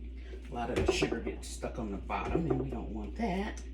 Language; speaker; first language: English; native; English